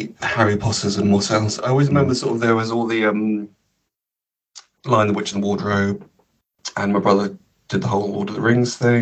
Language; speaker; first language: English; native; English